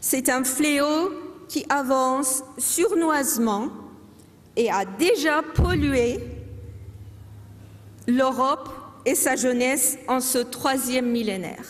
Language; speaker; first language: French; non-native, fluent; Persian